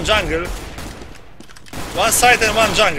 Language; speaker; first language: English; non-native, learner; Polish